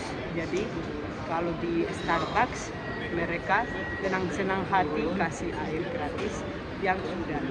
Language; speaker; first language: Indonesian; non-native, fluent; Spanish